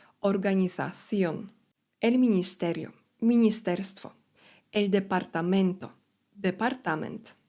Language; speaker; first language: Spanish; non-native, fluent; Polish